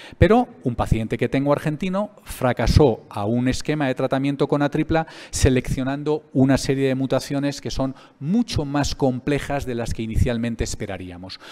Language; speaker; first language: Spanish; native; Spanish